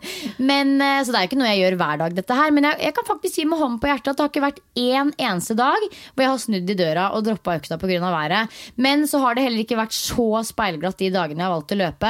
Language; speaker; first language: Norwegian; native; Norwegian